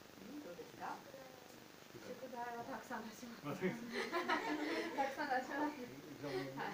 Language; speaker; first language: Japanese; non-native, fluent; Armenian